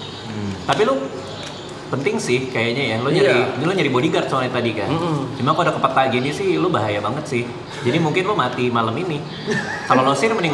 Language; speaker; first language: Indonesian; native; Indonesian